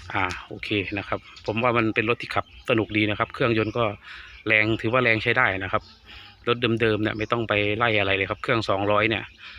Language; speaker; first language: Thai; native; Thai